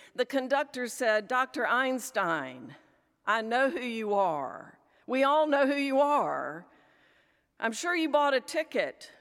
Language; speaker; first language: English; native; English